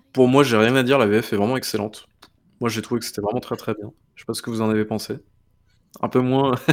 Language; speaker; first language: French; native; French